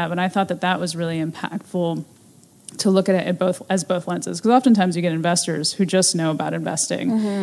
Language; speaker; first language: English; native; English